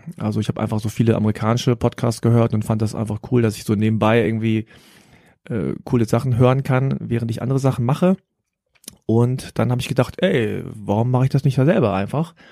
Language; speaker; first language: German; native; German